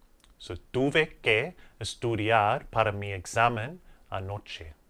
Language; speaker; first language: Spanish; non-native, fluent; English